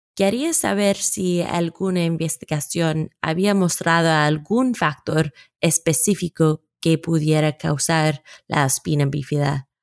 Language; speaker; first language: Spanish; non-native, fluent; English